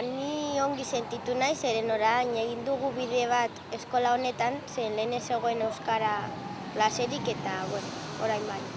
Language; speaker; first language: Basque; non-native, local second language; Spanish